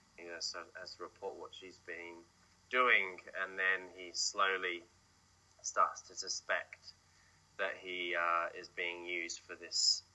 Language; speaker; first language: English; native; English